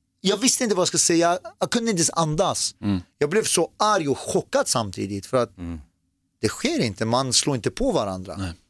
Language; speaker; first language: Swedish; early bilingual, other home language; Persian